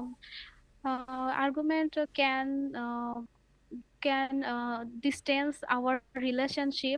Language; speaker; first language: English; non-native, learner; Bangla